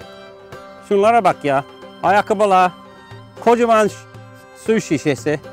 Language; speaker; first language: Turkish; non-native, learner; English